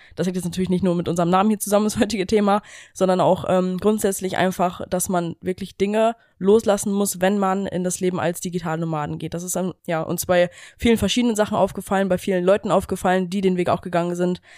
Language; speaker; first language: German; native; German